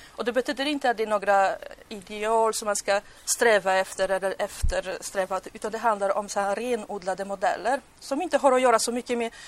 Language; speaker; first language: Swedish; non-native, fluent; Polish